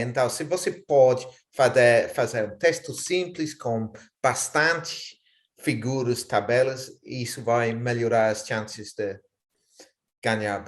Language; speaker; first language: Portuguese; non-native, fluent; English